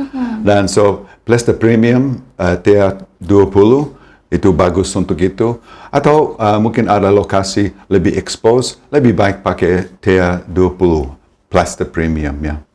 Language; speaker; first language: Indonesian; non-native, fluent; English